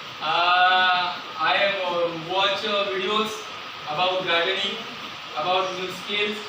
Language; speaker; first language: English; non-native, local second language; Marathi